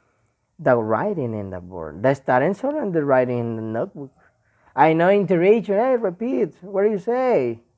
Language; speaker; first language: English; non-native, learner; Spanish